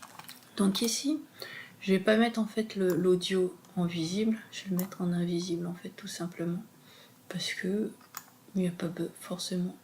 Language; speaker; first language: French; native; French